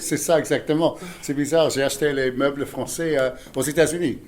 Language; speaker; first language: French; non-native, fluent; English